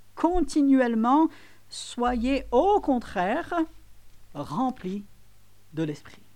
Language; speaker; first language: French; non-native, fluent; English